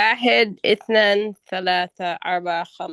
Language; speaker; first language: Arabic; non-native, learner; English